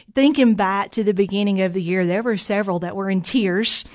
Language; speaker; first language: English; native; English